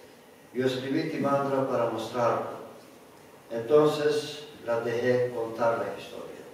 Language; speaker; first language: Spanish; non-native, learner; Greek